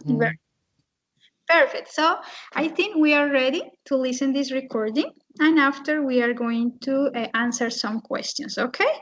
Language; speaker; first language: English; non-native, fluent; Spanish